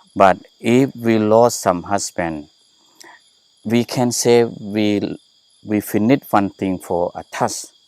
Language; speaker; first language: English; non-native, learner; Thai